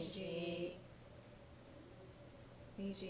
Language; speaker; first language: Japanese; non-native, learner; English